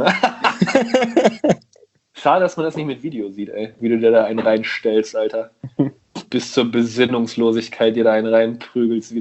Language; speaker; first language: German; native; German